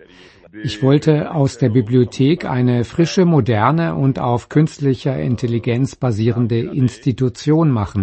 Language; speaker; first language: German; native; German